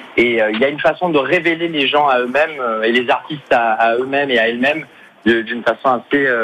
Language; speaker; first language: French; native; French